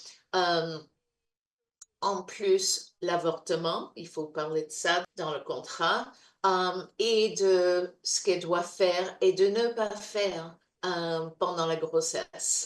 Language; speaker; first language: French; non-native, fluent; English